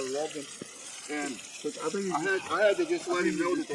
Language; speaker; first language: English; native; English